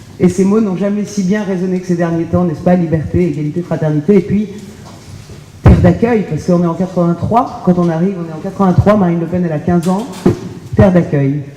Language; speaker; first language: French; early bilingual, other home language; Persian